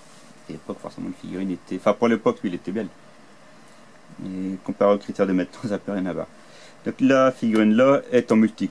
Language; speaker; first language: French; native; French